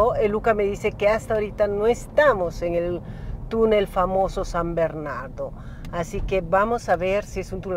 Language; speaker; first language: Spanish; native; Spanish